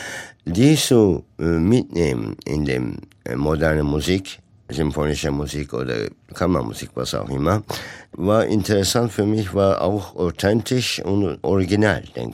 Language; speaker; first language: German; non-native, fluent; Turkish